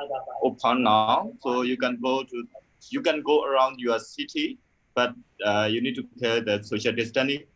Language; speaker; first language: English; non-native, learner; Burmese